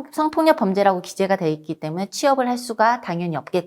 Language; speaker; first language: Korean; native; Korean